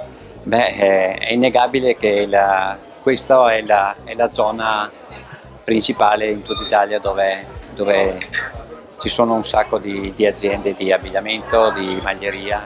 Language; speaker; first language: Italian; native; Italian